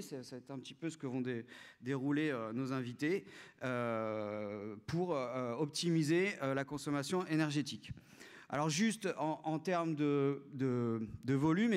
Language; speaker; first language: French; native; French